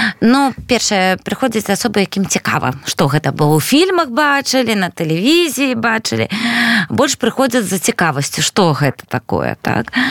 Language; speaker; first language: Belarusian; non-native, local second language; Russian